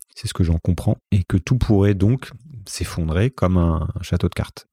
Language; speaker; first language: French; native; French